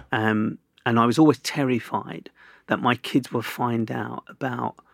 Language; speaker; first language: English; native; English